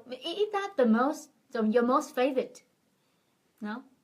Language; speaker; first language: English; non-native, fluent; Vietnamese